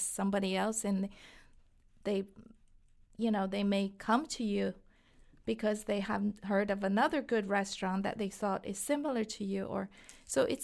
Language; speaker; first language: English; non-native, fluent; Chinese